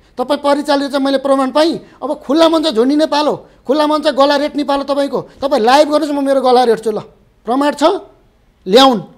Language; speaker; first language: Nepali; native; Nepali